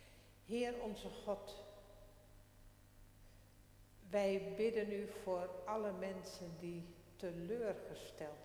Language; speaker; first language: Dutch; non-native, local second language; Western Frisian